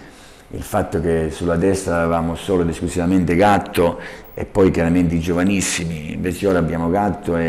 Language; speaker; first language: Italian; native; Italian